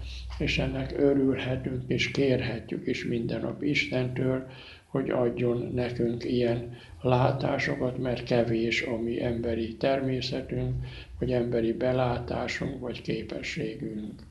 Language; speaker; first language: Hungarian; native; Hungarian